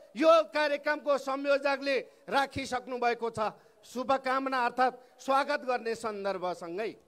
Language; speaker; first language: Nepali; non-native, local second language; Eastern Tamang